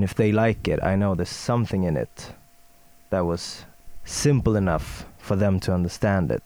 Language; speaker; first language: English; non-native, fluent; Swedish